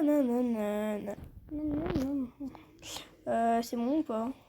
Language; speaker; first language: French; native; French